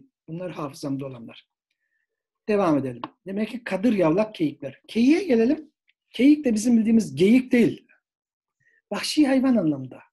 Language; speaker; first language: Turkish; native; Turkish